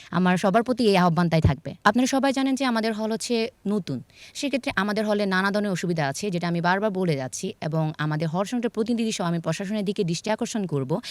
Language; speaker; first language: Bangla; non-native, local second language; Chakma